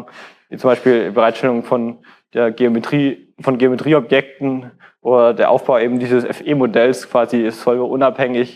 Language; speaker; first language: German; native; German